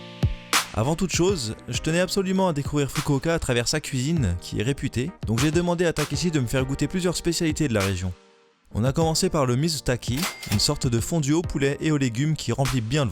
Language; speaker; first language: French; native; French